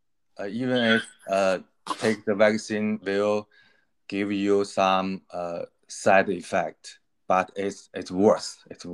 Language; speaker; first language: English; non-native, learner; Chinese